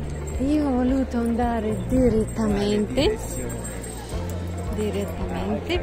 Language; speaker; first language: Italian; non-native, learner; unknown